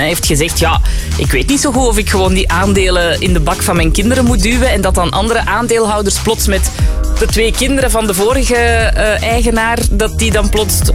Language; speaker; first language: Dutch; native; Dutch